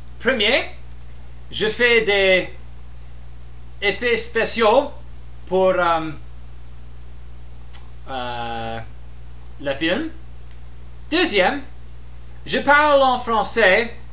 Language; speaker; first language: French; non-native, learner; English